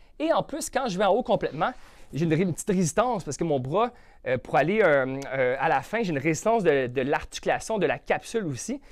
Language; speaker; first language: French; native; French